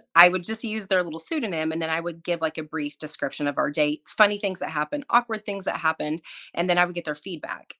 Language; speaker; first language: English; native; English